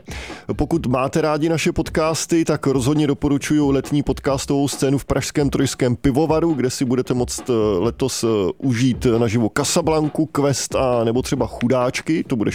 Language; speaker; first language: Czech; native; Czech